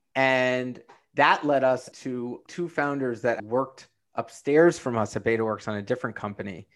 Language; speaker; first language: English; native; English